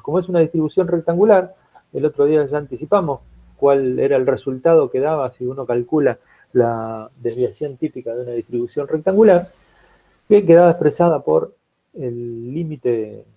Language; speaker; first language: Spanish; native; Spanish